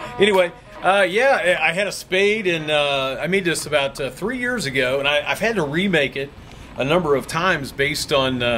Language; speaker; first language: English; native; English